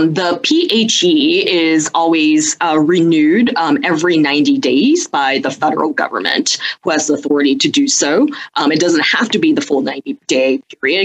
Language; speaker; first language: English; early bilingual, other home language; Cantonese